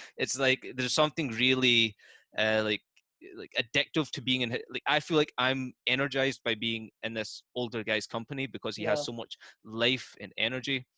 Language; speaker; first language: English; native; English